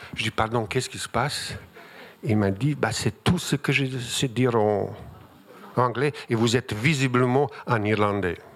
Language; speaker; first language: French; non-native, fluent; Bosnian